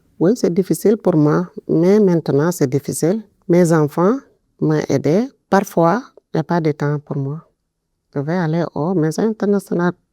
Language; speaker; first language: French; non-native, local second language; Wolof